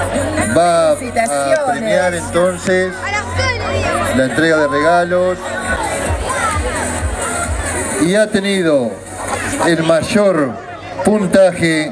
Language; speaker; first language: Spanish; native; Spanish